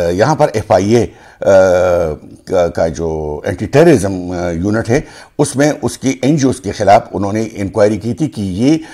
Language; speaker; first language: Urdu; non-native, local second language; Pashto